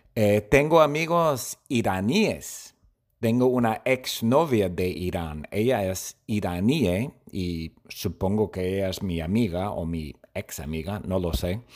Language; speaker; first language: Spanish; non-native, fluent; English